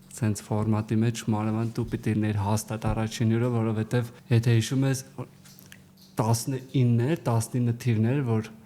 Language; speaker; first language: Armenian; native; Armenian